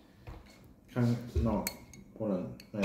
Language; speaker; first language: Thai; non-native, learner; Polish